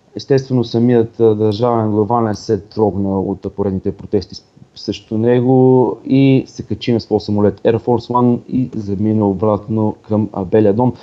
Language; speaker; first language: Bulgarian; native; Bulgarian